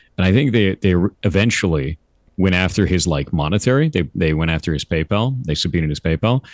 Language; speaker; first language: English; native; English